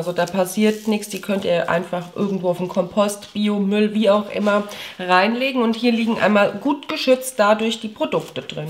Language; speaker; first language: German; native; German